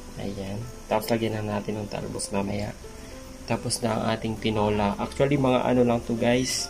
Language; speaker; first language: Filipino; non-native, local second language; Cebuano